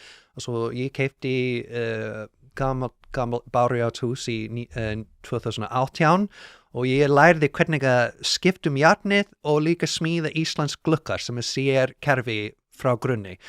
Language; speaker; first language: Icelandic; non-native, learner; English